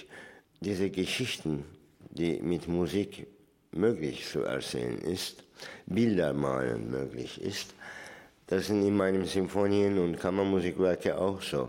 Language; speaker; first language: German; non-native, fluent; Turkish